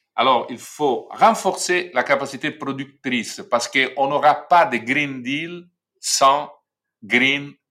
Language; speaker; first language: French; non-native, fluent; Italian